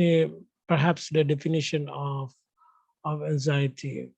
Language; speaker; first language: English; non-native, fluent; Indonesian